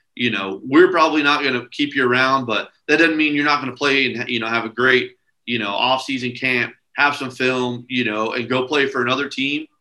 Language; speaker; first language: English; native; English